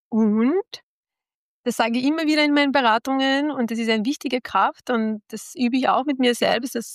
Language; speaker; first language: German; non-native, fluent; Arabic